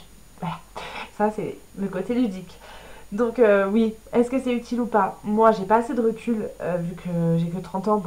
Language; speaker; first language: French; native; French